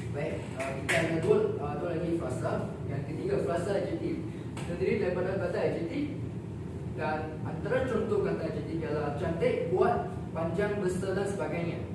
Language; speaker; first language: Malay; non-native, local second language; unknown